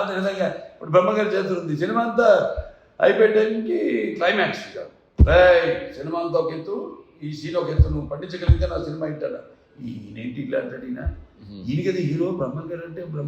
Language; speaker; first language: Telugu; native; Telugu